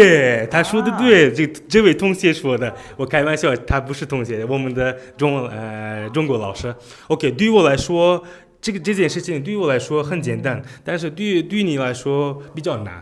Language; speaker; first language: Chinese; non-native, fluent; Uzbek